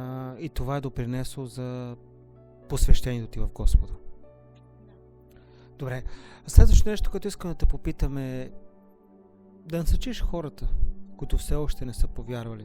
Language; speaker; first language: Bulgarian; native; Bulgarian